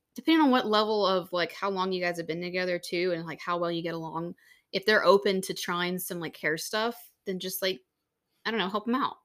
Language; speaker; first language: English; native; English